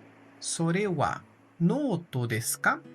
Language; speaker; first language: Japanese; non-native, fluent; Portuguese